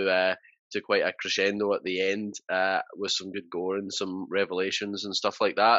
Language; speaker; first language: English; native; English